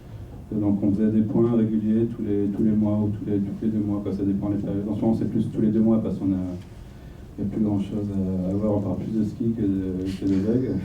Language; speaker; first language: French; native; French